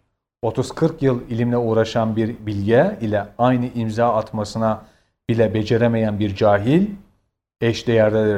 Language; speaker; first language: Turkish; native; Turkish